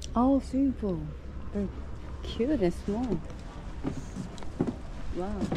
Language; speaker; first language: English; non-native, learner; Korean